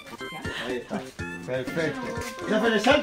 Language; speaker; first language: Spanish; native; Spanish